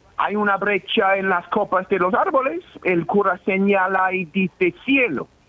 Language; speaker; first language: Spanish; non-native, fluent; English